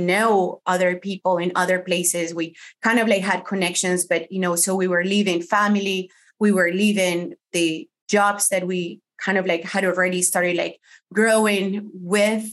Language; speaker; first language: English; non-native, fluent; Spanish